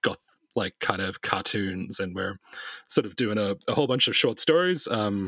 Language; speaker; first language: English; native; English